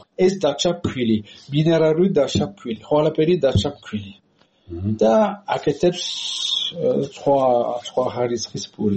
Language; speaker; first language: Georgian; non-native, learner; French